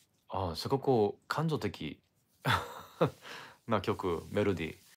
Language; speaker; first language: Japanese; non-native, learner; English